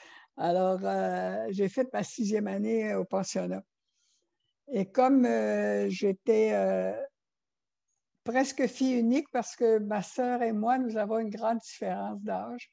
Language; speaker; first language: French; non-native, local second language; Innu-aimun